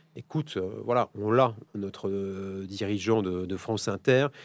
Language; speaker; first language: French; native; French